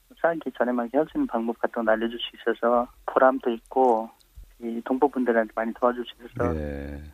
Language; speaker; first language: Korean; non-native, fluent; Nepali